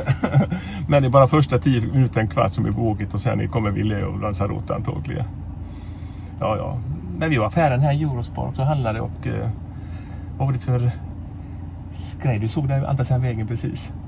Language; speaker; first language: Swedish; native; Swedish